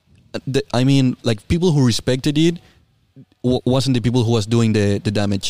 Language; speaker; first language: English; non-native, fluent; Spanish